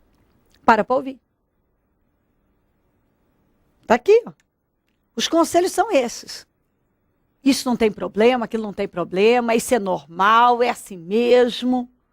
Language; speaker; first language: Portuguese; native; Portuguese